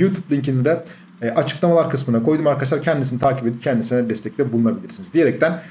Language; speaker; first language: Turkish; native; Turkish